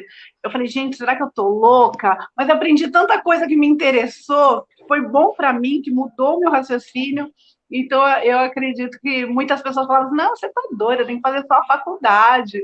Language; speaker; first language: Portuguese; native; Portuguese